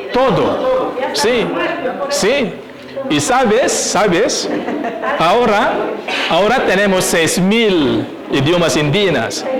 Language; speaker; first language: Spanish; non-native, fluent; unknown